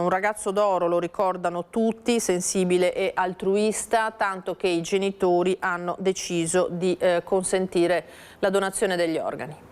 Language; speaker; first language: Italian; native; Italian